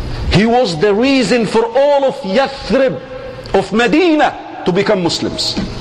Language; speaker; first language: English; non-native, fluent; Arabic